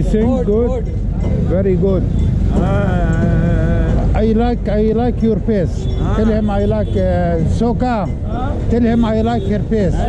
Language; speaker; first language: English; non-native, learner; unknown